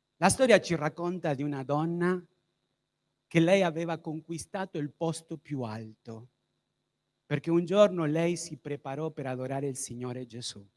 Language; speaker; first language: Italian; non-native, fluent; Spanish